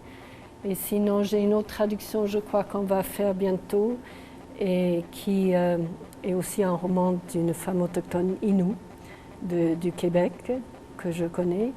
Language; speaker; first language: French; non-native, local second language; English